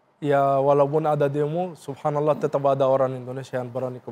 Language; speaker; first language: Indonesian; non-native, fluent; Arabic